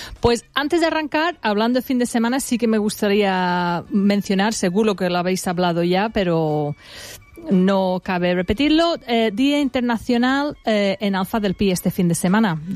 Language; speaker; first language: Spanish; non-native, fluent; English